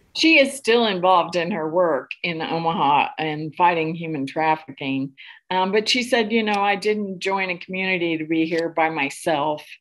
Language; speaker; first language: English; native; English